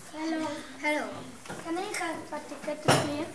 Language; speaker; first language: English; non-native, learner; Spanish